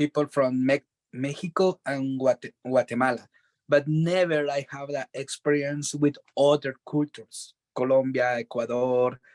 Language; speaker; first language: English; non-native, learner; Spanish